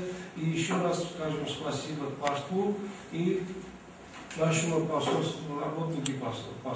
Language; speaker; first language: Russian; non-native, local second language; Armenian